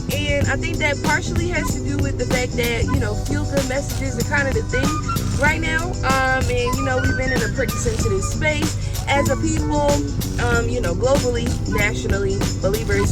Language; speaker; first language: English; native; English